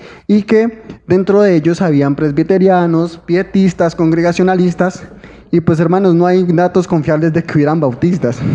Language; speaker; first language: Spanish; native; Spanish